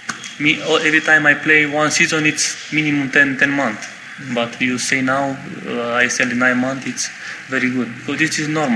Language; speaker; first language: English; non-native, learner; Romanian